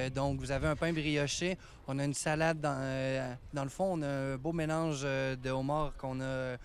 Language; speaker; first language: French; native; French